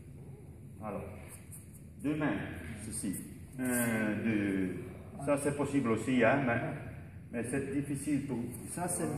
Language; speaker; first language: French; non-native, learner; Dutch